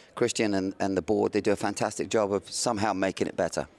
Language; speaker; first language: English; native; English